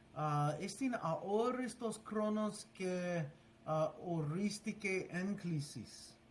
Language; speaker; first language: Greek; non-native, learner; English